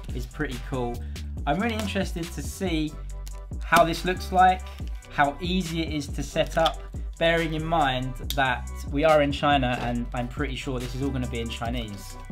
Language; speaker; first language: English; native; English